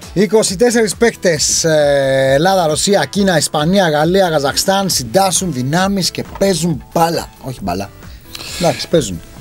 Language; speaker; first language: Greek; native; Greek